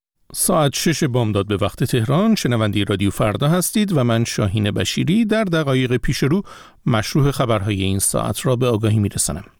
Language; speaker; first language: Persian; native; Persian